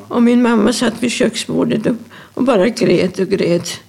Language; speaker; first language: Swedish; early bilingual, other home language; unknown